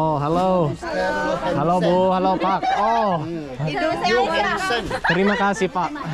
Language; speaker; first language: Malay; non-native, learner; English